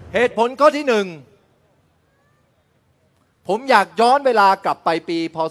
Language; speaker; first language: Thai; early bilingual, other home language; Chinese